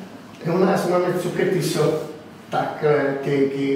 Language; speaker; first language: Czech; non-native, learner; Italian